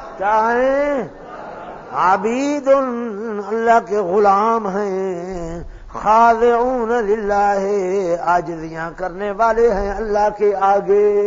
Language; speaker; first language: Urdu; non-native, local second language; Pashto